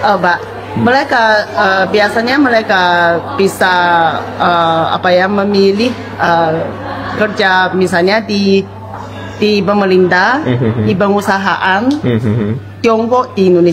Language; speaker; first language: Indonesian; non-native, fluent; Chinese